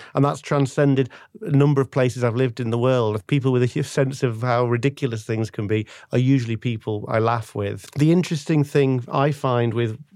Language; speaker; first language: English; native; English